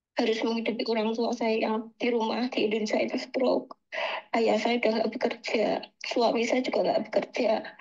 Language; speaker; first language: Indonesian; native; Indonesian